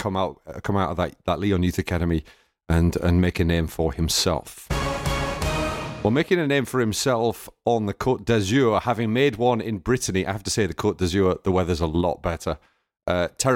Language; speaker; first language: English; native; English